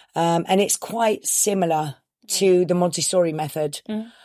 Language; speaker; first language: English; native; English